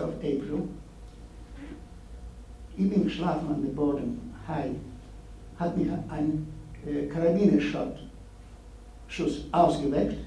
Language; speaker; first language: German; non-native, learner; Polish